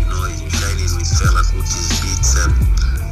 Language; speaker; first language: English; non-native, local second language; Swahili